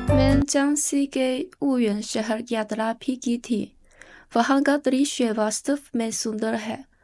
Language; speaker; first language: Hindi; non-native, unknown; Chinese